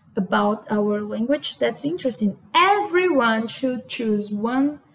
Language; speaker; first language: English; non-native, fluent; Portuguese